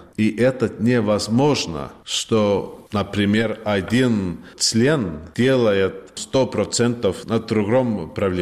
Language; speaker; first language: Russian; non-native, learner; Estonian